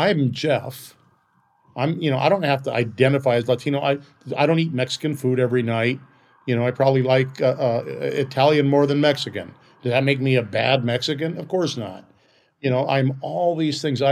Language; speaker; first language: English; native; English